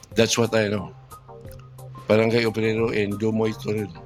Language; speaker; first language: English; non-native, local second language; Cebuano